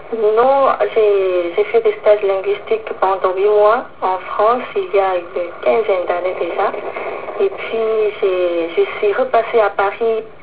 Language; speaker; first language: French; non-native, fluent; Korean